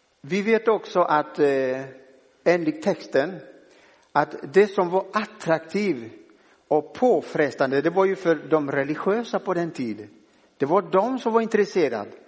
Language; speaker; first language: Swedish; non-native, fluent; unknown